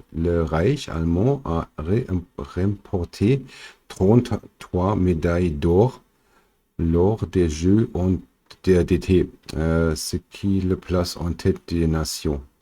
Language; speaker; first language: French; non-native, fluent; German